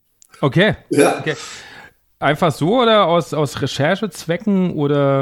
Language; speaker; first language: German; native; German